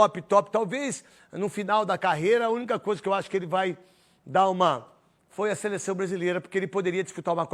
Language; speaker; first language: Portuguese; native; Portuguese